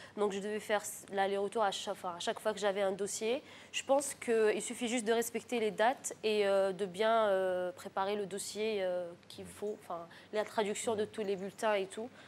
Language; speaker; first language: French; non-native, local second language; Arabic